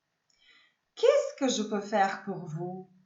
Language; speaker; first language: French; non-native, fluent; Macedonian